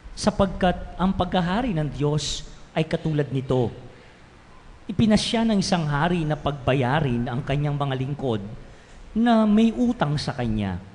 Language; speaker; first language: Filipino; non-native, local second language; Pampanga